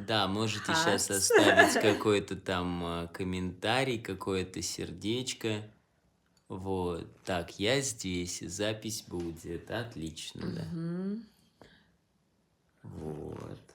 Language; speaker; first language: Russian; native; Russian